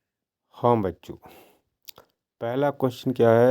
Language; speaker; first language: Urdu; non-native, local second language; Kashmiri